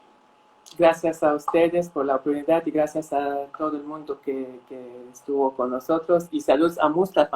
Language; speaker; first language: Spanish; non-native, fluent; Arabic